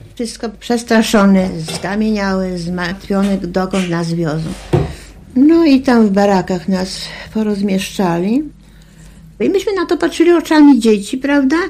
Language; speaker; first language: Polish; native; Polish